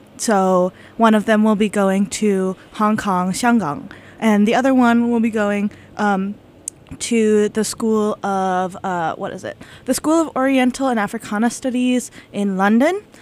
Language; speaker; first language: English; native; English